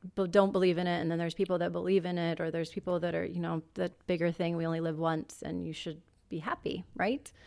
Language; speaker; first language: English; native; English